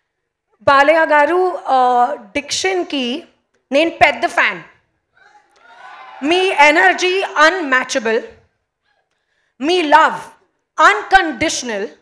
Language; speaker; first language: Telugu; non-native, local second language; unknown